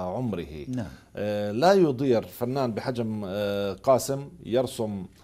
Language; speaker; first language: Arabic; native; Arabic